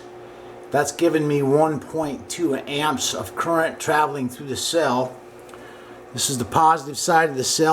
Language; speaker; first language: English; native; English